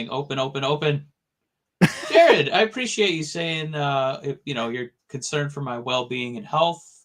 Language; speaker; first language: English; native; English